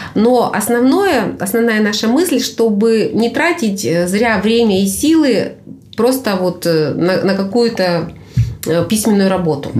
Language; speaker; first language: Russian; native; Russian